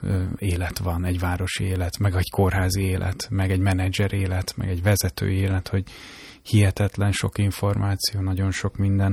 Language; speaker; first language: Hungarian; native; Hungarian